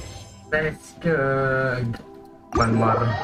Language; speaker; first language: English; non-native, learner; Indonesian